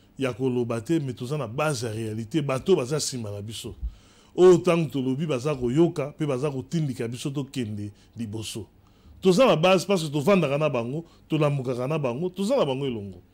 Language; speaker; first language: Lingala; native; Lingala